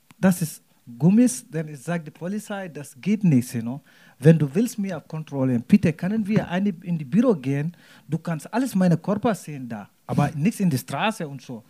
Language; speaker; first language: German; non-native, learner; Wolof